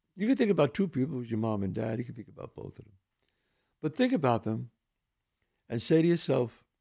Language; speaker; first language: English; early bilingual, other home language; Italian